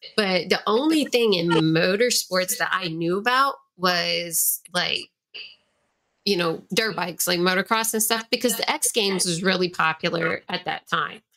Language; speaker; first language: English; native; English